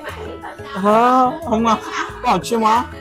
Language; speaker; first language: Chinese; early bilingual, heritage; Vietnamese